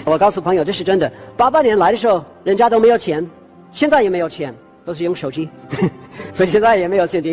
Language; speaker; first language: Chinese; non-native, fluent; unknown